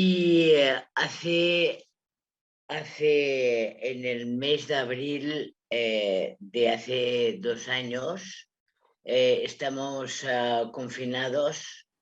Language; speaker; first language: Spanish; non-native, local second language; Catalan